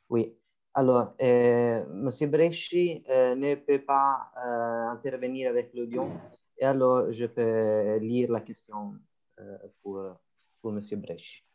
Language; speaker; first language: French; non-native, fluent; Italian